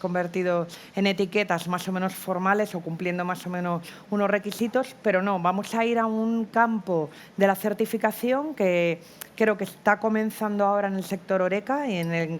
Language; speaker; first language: Spanish; native; Spanish